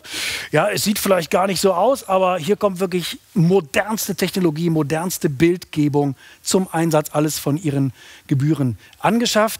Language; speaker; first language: German; native; German